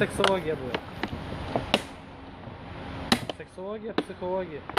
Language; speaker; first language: Russian; non-native, learner; Bulgarian